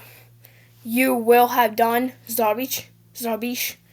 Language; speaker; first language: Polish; non-native, learner; English